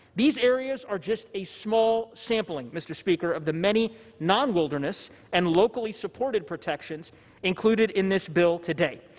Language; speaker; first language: English; early bilingual, other home language; Tigrinya